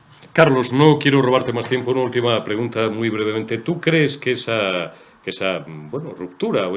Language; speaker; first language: Spanish; native; Spanish